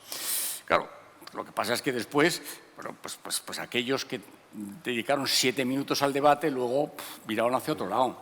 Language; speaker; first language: Spanish; native; Spanish